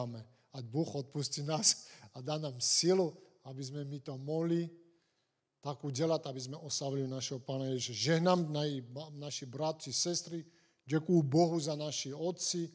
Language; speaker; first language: Czech; non-native, fluent; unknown